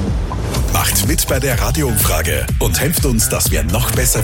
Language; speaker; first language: German; native; German